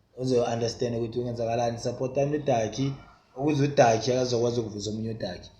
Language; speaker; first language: Zulu; native; Zulu